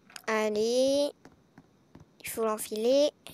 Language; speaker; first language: French; native; French